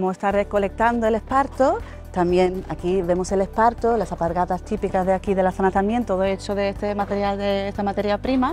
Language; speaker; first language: Spanish; native; Spanish